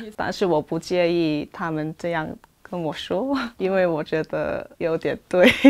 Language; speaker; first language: Chinese; non-native, fluent; Cantonese